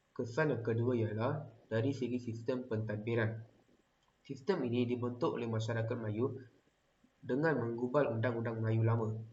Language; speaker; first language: Malay; non-native, local second language; Tamil